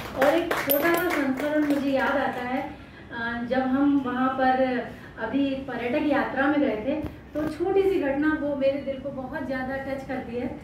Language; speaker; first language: Hindi; native; Hindi